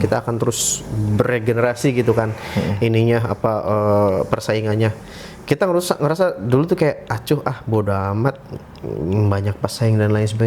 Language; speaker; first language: Indonesian; native; Indonesian